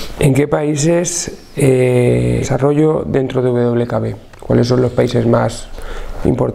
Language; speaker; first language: Spanish; non-native, fluent; Russian